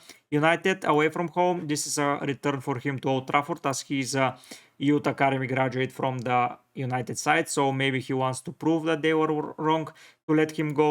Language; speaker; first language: English; non-native, fluent; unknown